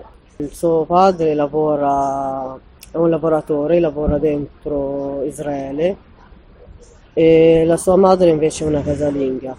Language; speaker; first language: Italian; non-native, fluent; Arabic